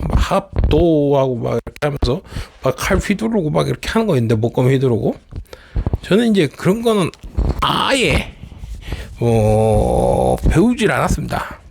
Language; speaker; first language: Korean; native; Korean